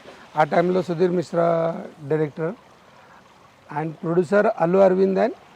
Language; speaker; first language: Telugu; non-native, learner; Marathi